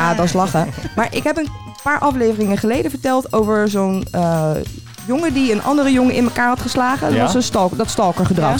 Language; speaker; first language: Dutch; native; Dutch